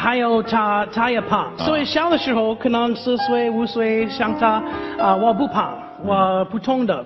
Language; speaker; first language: Chinese; non-native, learner; English